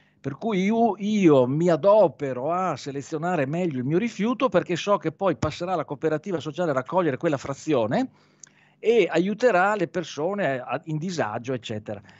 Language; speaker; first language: Italian; native; Italian